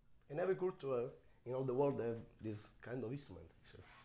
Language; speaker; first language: English; non-native, learner; Italian